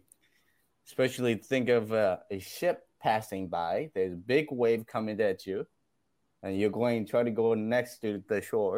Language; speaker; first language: English; non-native, fluent; Burmese